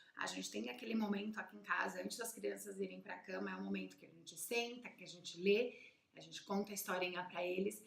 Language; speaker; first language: Portuguese; native; Portuguese